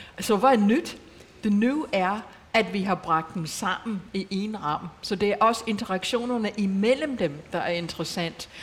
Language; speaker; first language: Danish; non-native, fluent; English